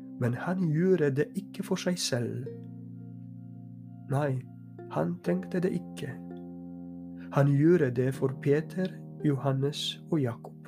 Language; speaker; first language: Norwegian; non-native, fluent; Polish